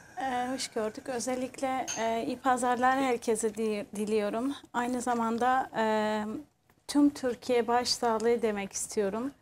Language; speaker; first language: Turkish; non-native, fluent; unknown